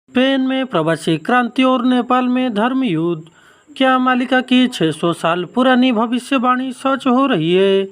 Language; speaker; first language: Hindi; non-native, local second language; Odia